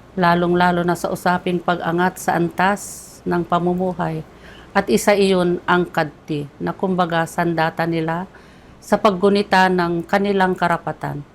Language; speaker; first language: Filipino; non-native, local second language; Iloko